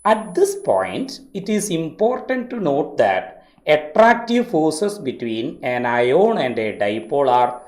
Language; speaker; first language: English; non-native, local second language; Malayalam